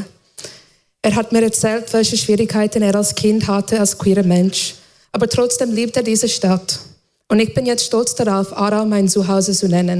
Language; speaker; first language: German; non-native, fluent; English